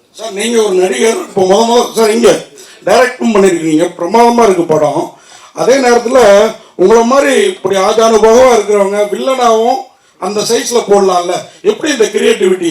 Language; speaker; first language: Tamil; native; Tamil